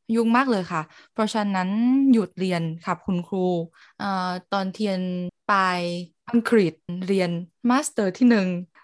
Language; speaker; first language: Thai; non-native, learner; Vietnamese